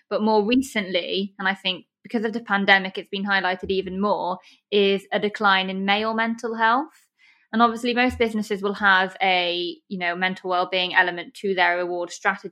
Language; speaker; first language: English; native; English